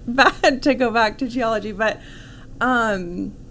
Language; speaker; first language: English; native; English